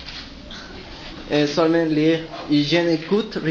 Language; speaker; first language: French; non-native, learner; Spanish